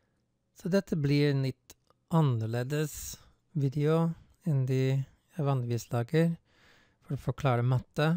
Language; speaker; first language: Norwegian; non-native, fluent; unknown